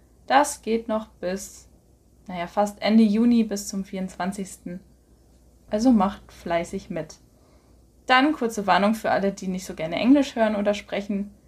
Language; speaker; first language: German; native; German